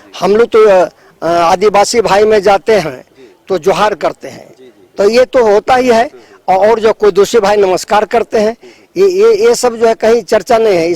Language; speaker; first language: Hindi; non-native, local second language; Magahi